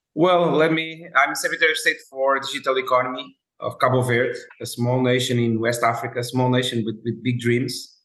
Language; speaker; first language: English; non-native, fluent; Portuguese